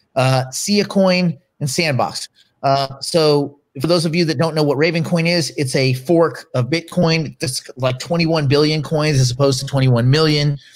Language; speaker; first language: English; native; English